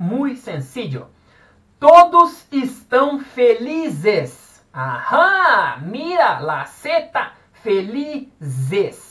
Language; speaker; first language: Spanish; non-native, fluent; Portuguese